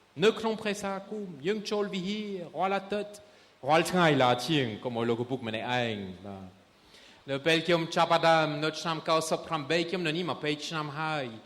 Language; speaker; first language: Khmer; non-native, fluent; French